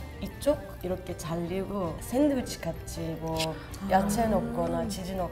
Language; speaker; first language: Korean; non-native, fluent; Turkish